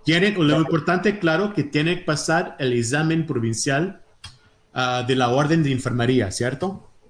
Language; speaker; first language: Spanish; non-native, fluent; Portuguese